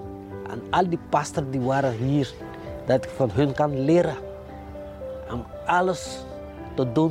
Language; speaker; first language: Dutch; non-native, local second language; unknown